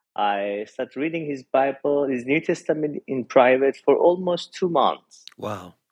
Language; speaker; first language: English; non-native, fluent; Persian